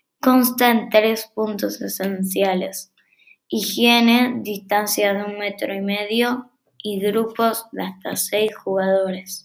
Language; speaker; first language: Spanish; native; Spanish